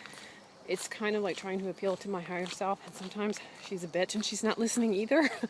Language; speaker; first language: English; native; English